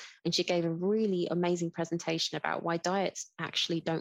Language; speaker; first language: English; native; English